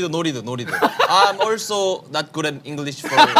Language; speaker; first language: English; non-native, learner; Korean